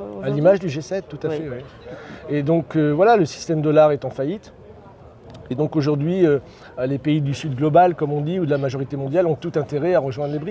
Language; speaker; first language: French; native; French